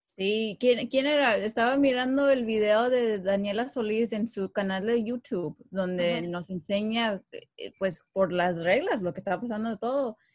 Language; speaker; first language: Spanish; early bilingual, heritage; Spanish